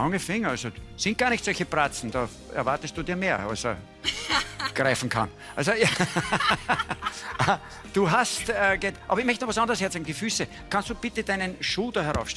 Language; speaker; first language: German; native; German